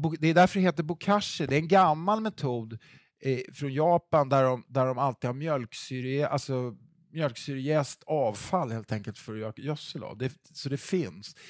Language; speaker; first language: Swedish; native; Swedish